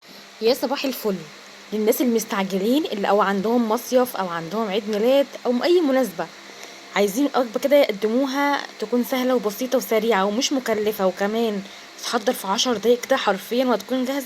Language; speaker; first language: Arabic; native; Arabic